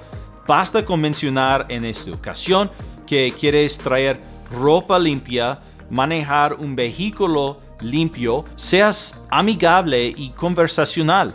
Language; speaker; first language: Spanish; non-native, fluent; English